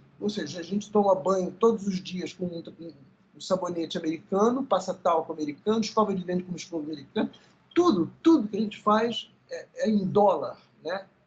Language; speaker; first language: Portuguese; early bilingual, other home language; Spanish